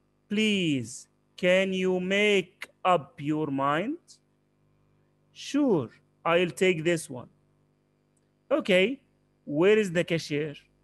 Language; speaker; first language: English; non-native, fluent; Arabic